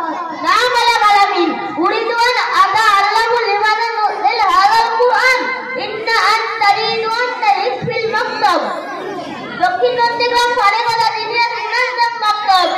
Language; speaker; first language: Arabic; non-native, learner; Bangla